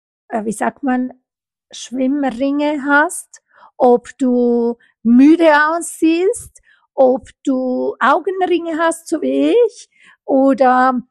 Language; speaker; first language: German; non-native, fluent; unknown